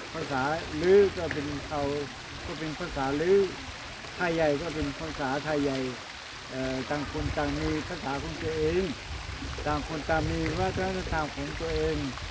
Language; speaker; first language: Thai; non-native, local second language; Hmong